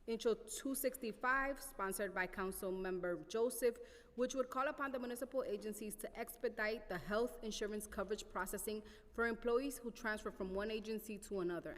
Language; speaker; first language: English; non-native, fluent; Spanish